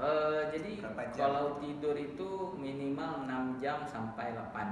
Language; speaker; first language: Indonesian; native; Indonesian